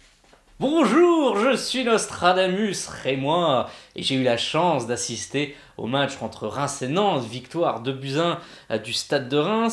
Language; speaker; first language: French; native; French